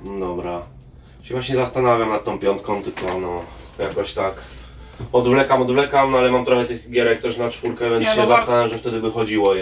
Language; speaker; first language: Polish; native; Polish